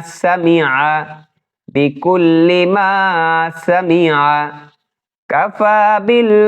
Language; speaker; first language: Bangla; native; Bangla